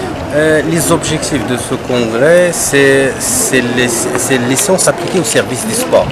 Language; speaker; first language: French; non-native, local second language; Arabic